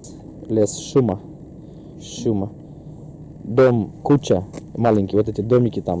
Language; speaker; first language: Russian; native; Russian